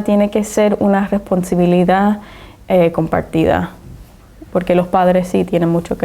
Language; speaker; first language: Spanish; early bilingual, heritage; Spanish